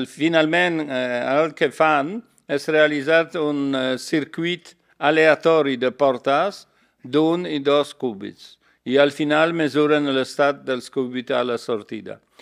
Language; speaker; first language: Catalan; non-native, learner; Polish